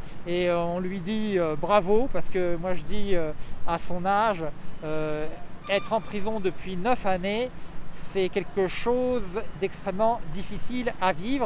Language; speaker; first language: French; native; French